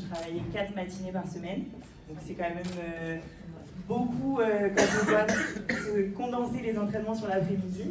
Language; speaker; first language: French; native; French